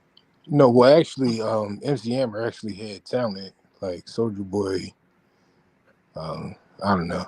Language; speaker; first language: English; native; English